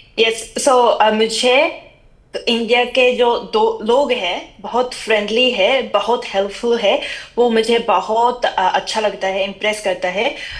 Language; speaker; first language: Hindi; non-native, fluent; Japanese